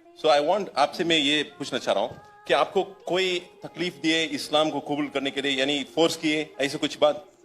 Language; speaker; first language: Hindi; non-native, local second language; Tamil